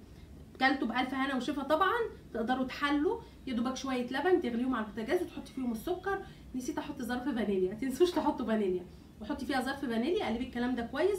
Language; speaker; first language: Arabic; native; Arabic